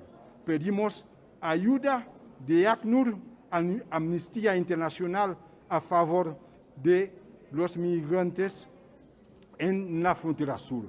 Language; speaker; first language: Spanish; non-native, fluent; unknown